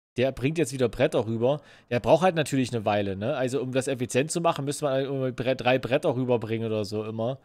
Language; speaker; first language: German; native; German